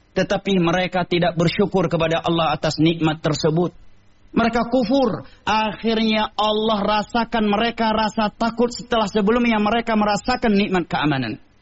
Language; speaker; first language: Indonesian; non-native, local second language; Achinese